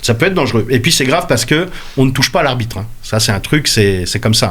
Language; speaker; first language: French; native; French